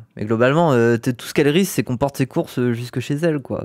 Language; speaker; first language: French; native; French